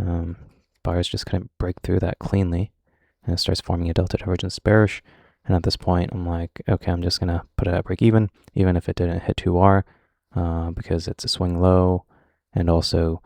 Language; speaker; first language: English; native; English